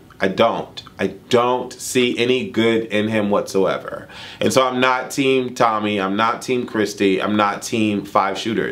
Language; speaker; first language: English; native; English